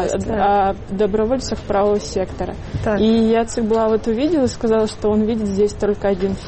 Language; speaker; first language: Russian; native; Russian